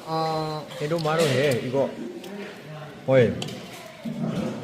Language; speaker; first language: Korean; non-native, learner; Burmese